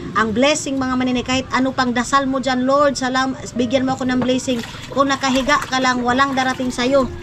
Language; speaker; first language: Filipino; non-native, local second language; Cebuano